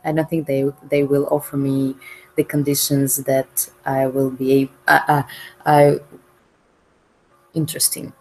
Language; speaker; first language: English; non-native, learner; Russian